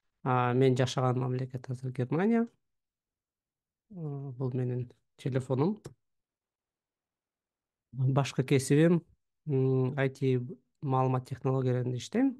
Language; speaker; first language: Kyrgyz; native; Kyrgyz